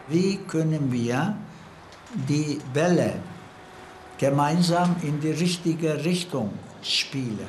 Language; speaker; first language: German; non-native, fluent; Turkish